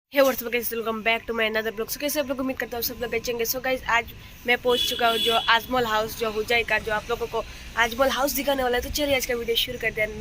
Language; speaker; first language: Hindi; non-native, local second language; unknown